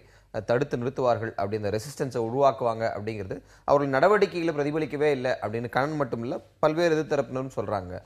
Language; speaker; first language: Tamil; native; Tamil